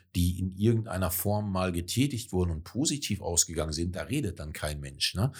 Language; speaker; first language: German; native; German